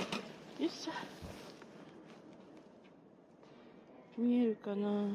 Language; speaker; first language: Japanese; native; Japanese